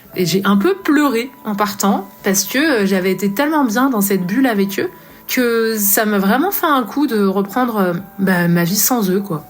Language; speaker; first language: French; native; French